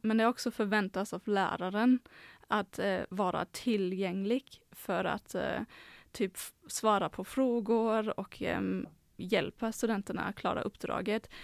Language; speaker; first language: Swedish; non-native, fluent; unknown